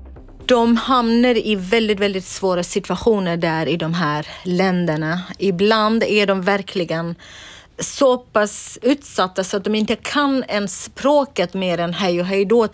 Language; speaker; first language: Swedish; non-native, fluent; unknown